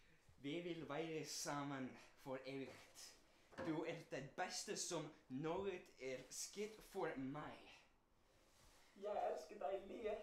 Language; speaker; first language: Norwegian; non-native, learner; Icelandic